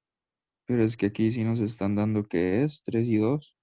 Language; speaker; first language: Spanish; native; Spanish